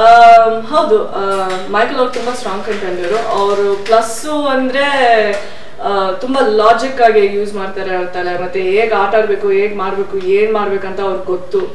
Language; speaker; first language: Kannada; non-native, fluent; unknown